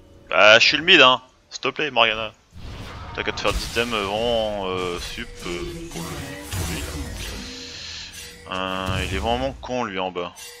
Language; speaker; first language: French; native; French